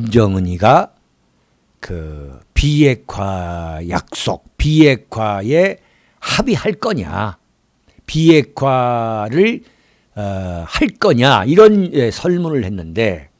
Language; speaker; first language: Korean; native; Korean